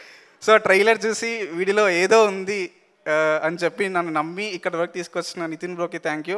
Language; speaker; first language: Telugu; native; Telugu